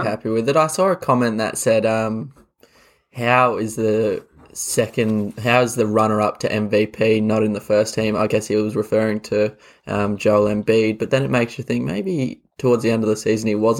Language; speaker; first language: English; native; English